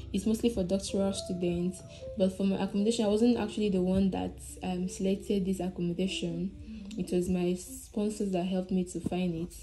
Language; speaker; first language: English; non-native, local second language; Ibibio